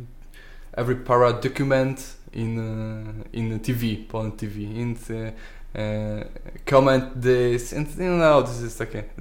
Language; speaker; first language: English; non-native, learner; Polish